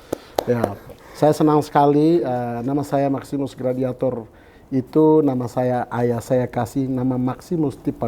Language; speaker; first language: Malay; non-native, local second language; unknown